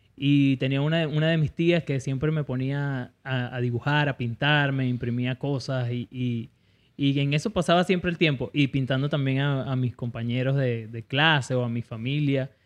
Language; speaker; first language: Spanish; native; Spanish